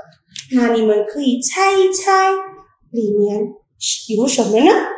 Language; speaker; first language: Chinese; non-native, fluent; Indonesian